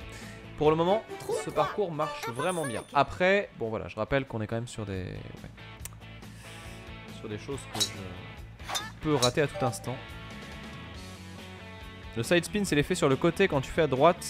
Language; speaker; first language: French; native; French